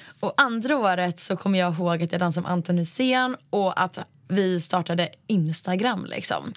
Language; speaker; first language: Swedish; native; Swedish